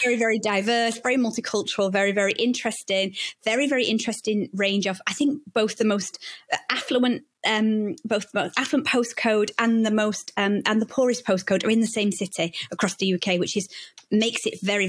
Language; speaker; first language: English; native; English